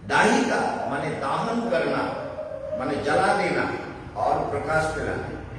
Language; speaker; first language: Hindi; non-native, local second language; Bangla